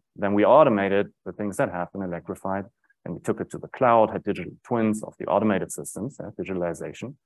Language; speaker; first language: English; non-native, fluent; German